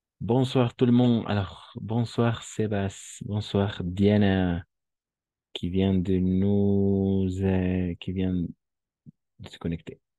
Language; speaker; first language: French; non-native, fluent; Spanish